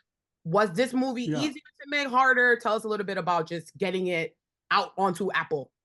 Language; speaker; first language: English; native; English